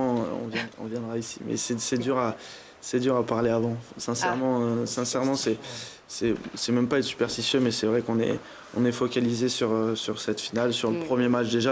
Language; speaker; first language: French; native; French